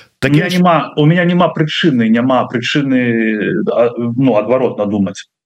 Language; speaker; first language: Belarusian; non-native, local second language; Russian